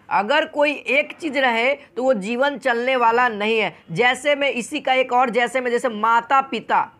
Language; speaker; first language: Hindi; native; Hindi